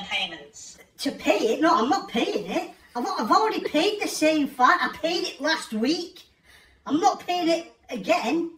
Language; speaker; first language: English; native; English